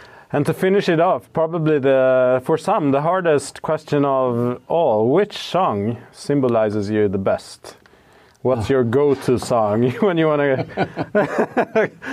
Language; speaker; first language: English; non-native, fluent; Swedish